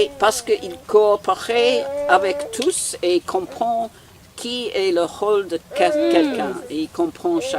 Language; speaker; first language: French; non-native, learner; English